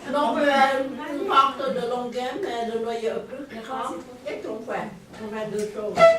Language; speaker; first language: French; non-native, learner; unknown